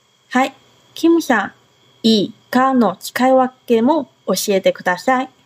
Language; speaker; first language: Japanese; non-native, fluent; Chinese